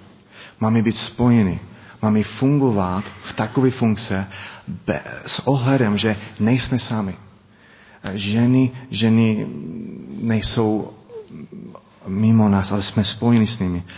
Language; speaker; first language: Czech; non-native, learner; English